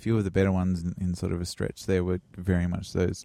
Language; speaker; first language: English; native; English